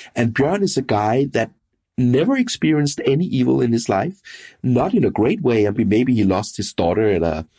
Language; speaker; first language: English; non-native, fluent; Danish